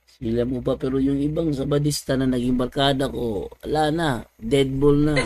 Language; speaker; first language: Filipino; non-native, local second language; Cebuano